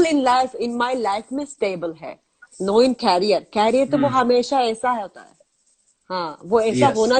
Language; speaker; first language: Hindi; non-native, learner; Azerbaijani